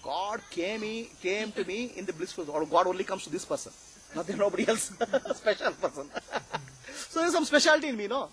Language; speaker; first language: English; non-native, local second language; Kannada